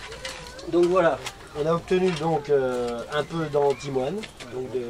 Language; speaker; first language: French; native; French